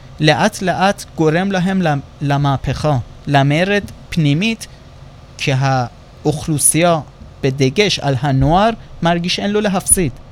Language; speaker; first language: Hebrew; non-native, fluent; Persian